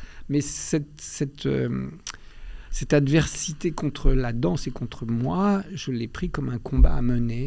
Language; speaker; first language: French; early bilingual, other home language; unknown